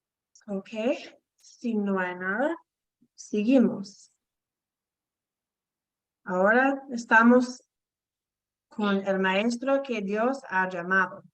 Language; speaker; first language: Spanish; non-native, fluent; English